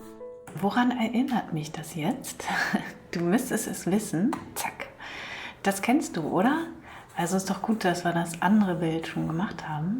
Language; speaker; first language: German; native; German